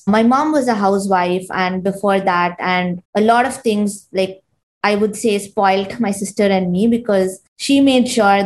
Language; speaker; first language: English; non-native, local second language; Kannada